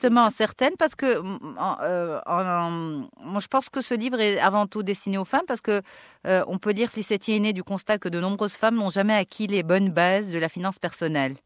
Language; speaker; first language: French; non-native, local second language; Arabic